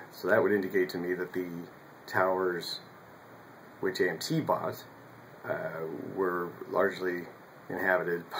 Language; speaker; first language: English; native; English